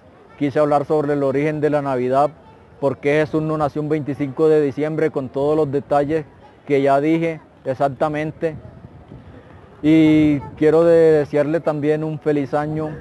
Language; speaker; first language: Spanish; native; Spanish